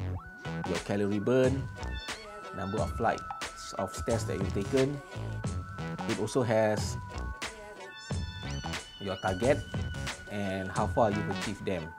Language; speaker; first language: English; non-native, local second language; Malay